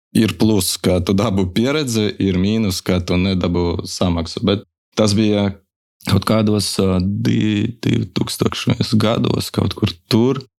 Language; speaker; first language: Latvian; non-native, local second language; Russian